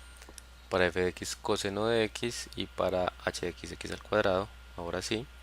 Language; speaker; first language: Spanish; native; Spanish